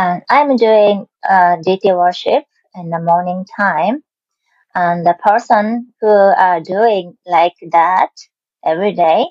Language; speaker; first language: English; non-native, learner; Japanese